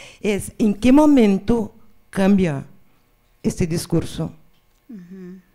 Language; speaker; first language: Spanish; non-native, fluent; Portuguese